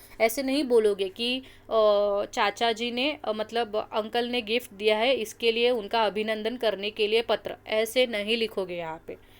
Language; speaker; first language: Hindi; non-native, local second language; Marathi